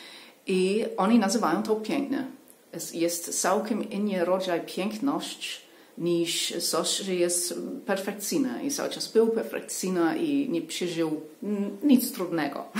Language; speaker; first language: Polish; non-native, learner; English